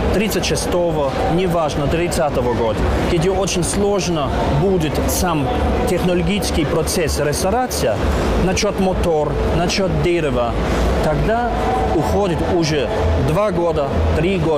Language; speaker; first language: Russian; non-native, learner; German